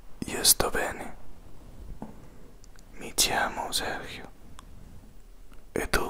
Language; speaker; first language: Italian; non-native, learner; Spanish